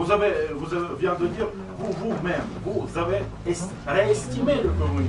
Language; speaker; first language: French; non-native, learner; Russian